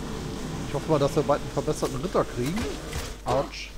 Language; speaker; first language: German; native; German